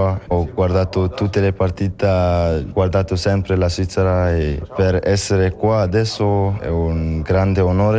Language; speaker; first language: Italian; non-native, local second language; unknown